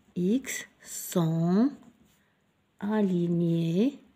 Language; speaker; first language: French; non-native, local second language; Arabic